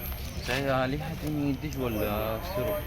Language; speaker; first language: Indonesian; non-native, learner; Arabic